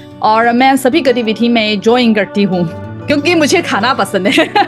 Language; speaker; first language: Hindi; non-native, learner; Chinese